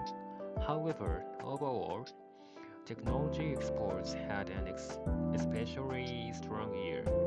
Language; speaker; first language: English; non-native, learner; Japanese